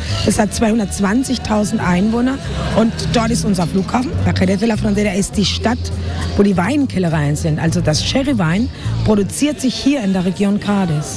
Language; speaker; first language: German; non-native, fluent; Spanish